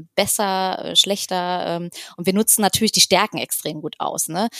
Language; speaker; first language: German; native; German